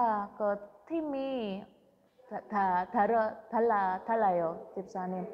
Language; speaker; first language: Korean; non-native, learner; Indonesian